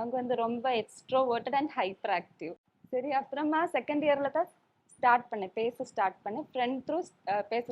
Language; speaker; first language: Tamil; non-native, local second language; Malayalam